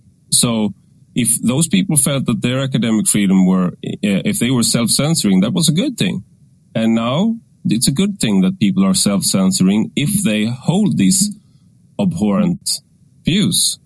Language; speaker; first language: English; non-native, fluent; Swedish